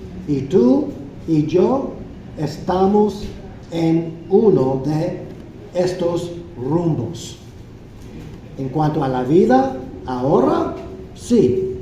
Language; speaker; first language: Spanish; non-native, fluent; English